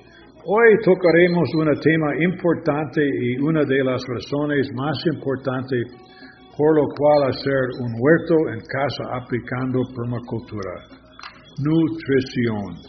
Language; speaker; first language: Spanish; non-native, learner; English